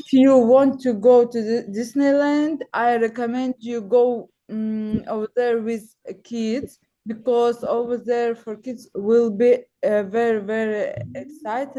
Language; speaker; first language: English; non-native, learner; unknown